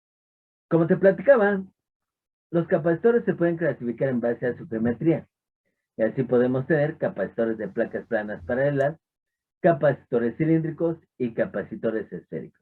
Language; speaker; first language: Spanish; native; Spanish